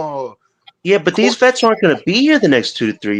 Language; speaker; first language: English; native; English